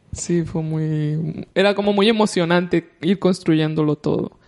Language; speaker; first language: Spanish; native; Spanish